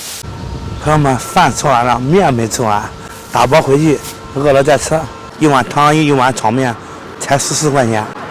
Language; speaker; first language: Chinese; native; Chinese